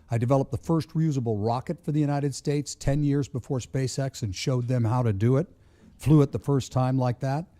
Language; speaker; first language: English; native; English